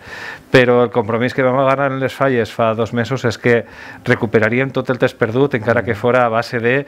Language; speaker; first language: Catalan; native; Catalan